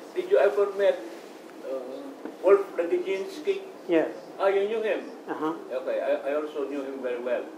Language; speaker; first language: English; non-native, local second language; Iloko